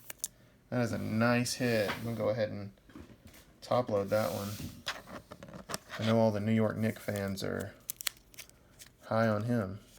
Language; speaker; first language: English; native; English